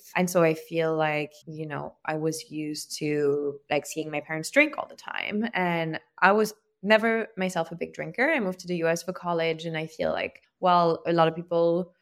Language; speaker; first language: English; non-native, fluent; French